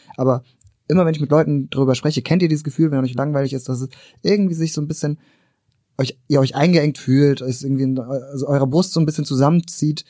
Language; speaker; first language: German; early bilingual, other home language; Turkish